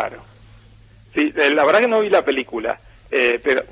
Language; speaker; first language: Spanish; native; Spanish